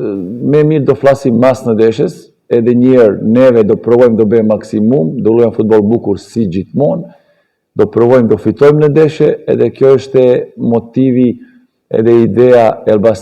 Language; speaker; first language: Albanian; non-native, learner; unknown